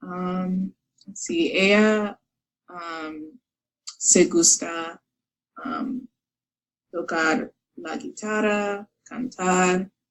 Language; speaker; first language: Spanish; non-native, learner; English